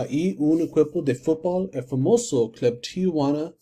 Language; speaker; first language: Spanish; non-native, learner; English